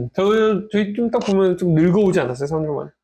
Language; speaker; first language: Korean; native; Korean